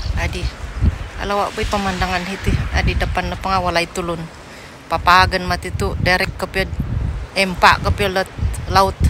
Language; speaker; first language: Malay; non-native, local second language; Central Dusun